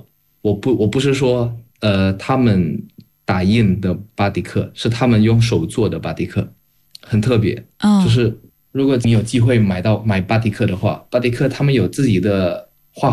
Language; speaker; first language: Chinese; non-native, fluent; Indonesian